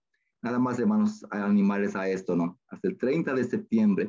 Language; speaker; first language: Spanish; native; Spanish